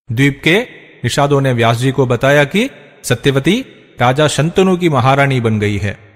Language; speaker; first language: Hindi; native; Hindi